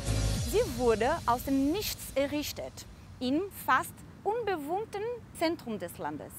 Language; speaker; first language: German; early bilingual, heritage; German